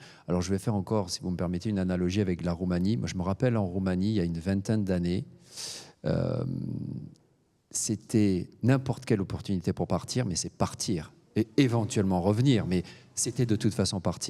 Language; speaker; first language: French; native; French